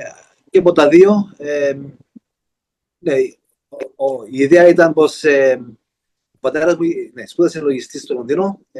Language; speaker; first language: Greek; early bilingual, heritage; Greek